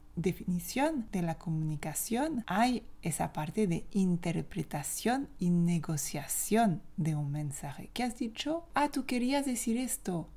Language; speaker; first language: Spanish; non-native, fluent; French